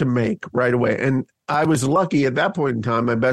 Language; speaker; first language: English; native; English